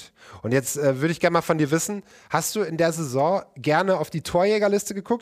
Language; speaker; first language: German; native; German